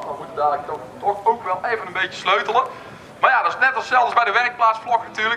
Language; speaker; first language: Dutch; native; Dutch